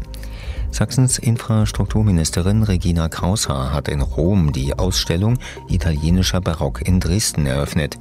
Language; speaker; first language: German; native; German